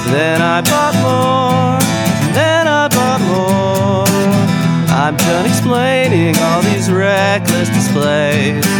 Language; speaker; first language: English; native; English